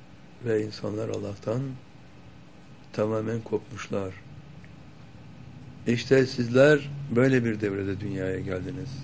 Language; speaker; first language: Turkish; native; Turkish